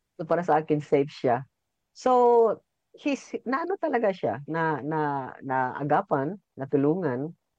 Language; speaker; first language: Filipino; non-native, local second language; Cebuano